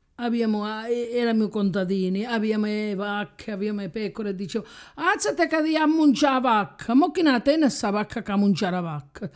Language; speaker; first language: Italian; native; Italian